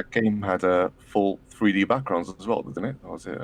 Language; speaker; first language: English; native; English